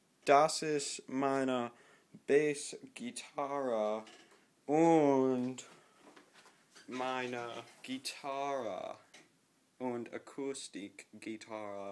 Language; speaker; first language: German; non-native, learner; English